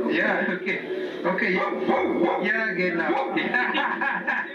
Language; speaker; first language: German; non-native, learner; Kinyarwanda